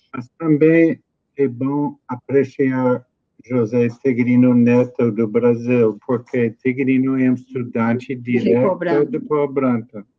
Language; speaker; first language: Portuguese; non-native, learner; English